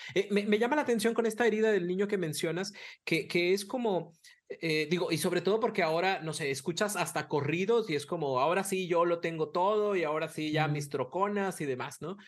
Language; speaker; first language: Spanish; native; Spanish